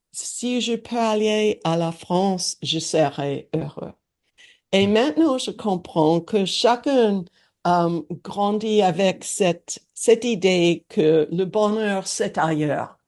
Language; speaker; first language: French; non-native, learner; English